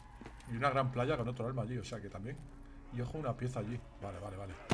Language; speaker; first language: Spanish; native; Spanish